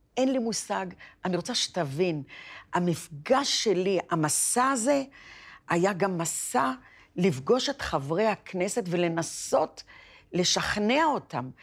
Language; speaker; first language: Hebrew; early bilingual, other home language; Arabic